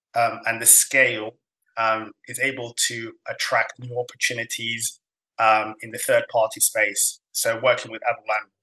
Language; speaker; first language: English; non-native, fluent; Somali